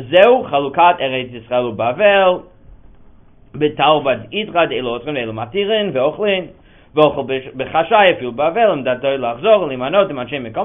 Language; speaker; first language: Hebrew; non-native, fluent; English